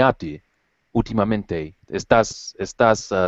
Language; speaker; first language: Spanish; non-native, learner; English